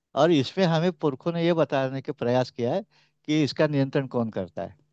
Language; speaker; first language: Hindi; non-native, local second language; Marathi